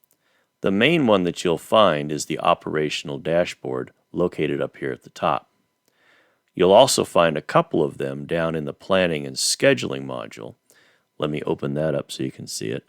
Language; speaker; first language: English; native; English